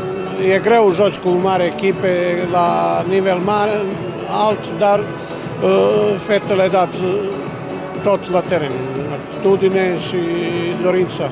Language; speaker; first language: Romanian; non-native, learner; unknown